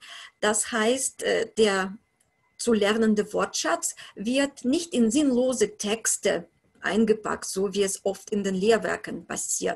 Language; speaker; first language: German; non-native, fluent; Russian